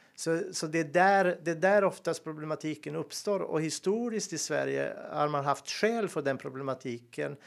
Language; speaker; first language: Swedish; non-native, fluent; Serbian